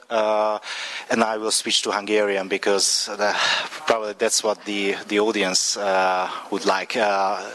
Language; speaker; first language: English; non-native, fluent; Hungarian